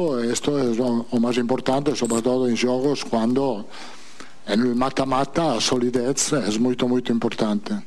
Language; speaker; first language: Portuguese; non-native, fluent; Italian